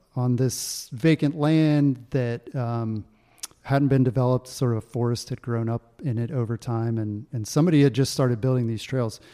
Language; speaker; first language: English; native; English